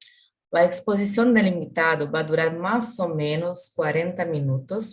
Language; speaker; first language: Spanish; non-native, learner; Portuguese